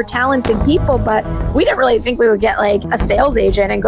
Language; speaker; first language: English; native; English